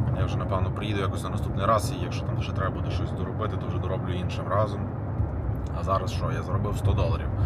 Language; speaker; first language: Ukrainian; non-native, local second language; Russian